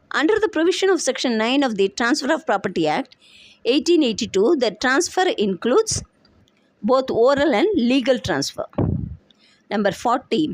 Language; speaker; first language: English; non-native, local second language; Tamil